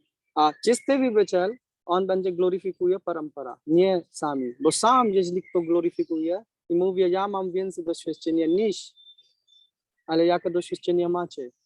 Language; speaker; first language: Polish; non-native, learner; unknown